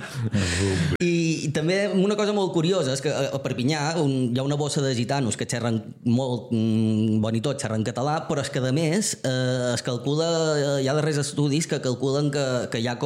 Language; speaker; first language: Catalan; native; Catalan